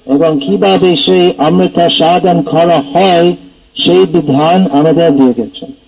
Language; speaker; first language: Bangla; non-native, fluent; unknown